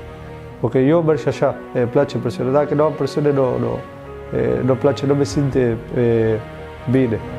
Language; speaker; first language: Romanian; non-native, learner; Spanish